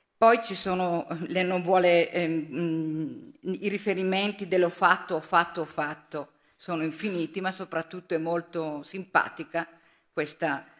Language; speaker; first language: Italian; native; Italian